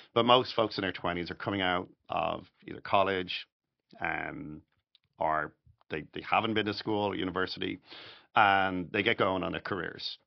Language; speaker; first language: English; native; English